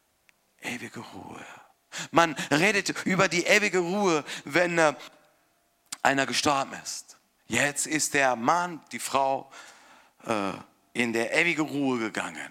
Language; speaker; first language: German; non-native, fluent; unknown